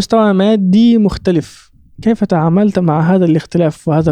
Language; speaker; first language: Arabic; native; Arabic